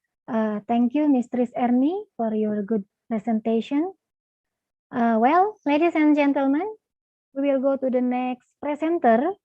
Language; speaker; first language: English; non-native, learner; Indonesian